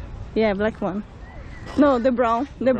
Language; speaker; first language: English; non-native, learner; Portuguese